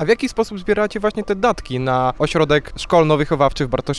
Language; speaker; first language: Polish; native; Polish